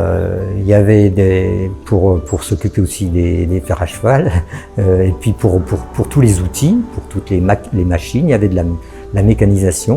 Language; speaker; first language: French; native; French